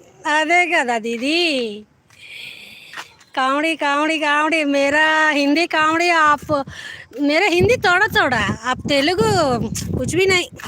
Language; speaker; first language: Hindi; non-native, learner; Telugu